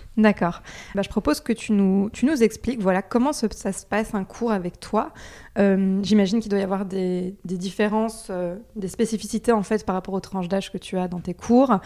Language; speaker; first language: French; native; French